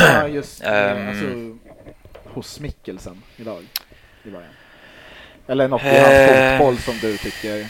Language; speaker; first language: Swedish; native; Swedish